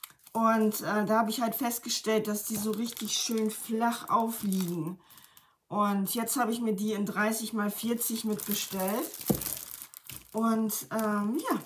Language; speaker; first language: German; native; German